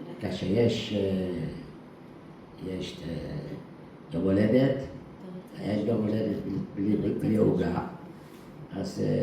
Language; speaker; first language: Hebrew; early bilingual, other home language; Dutch